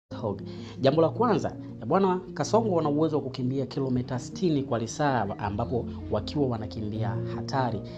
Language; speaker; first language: Swahili; native; Swahili